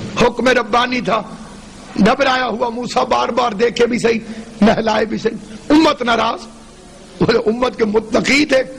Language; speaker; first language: Urdu; non-native, local second language; Saraiki